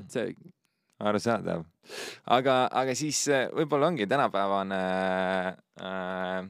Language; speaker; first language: Estonian; native; Estonian